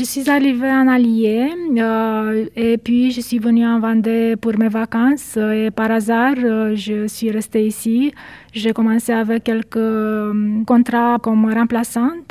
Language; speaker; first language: French; non-native, fluent; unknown